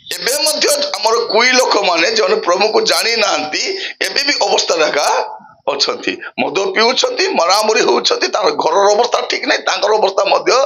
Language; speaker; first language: Odia; non-native, local second language; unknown